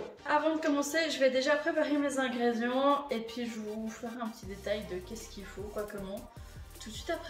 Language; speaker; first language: French; native; French